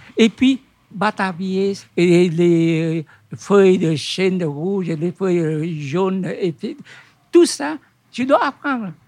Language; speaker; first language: French; non-native, fluent; Vietnamese